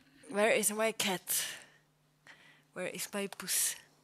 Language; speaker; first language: English; non-native, fluent; Czech